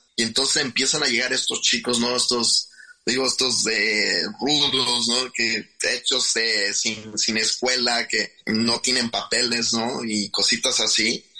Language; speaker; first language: Spanish; native; Spanish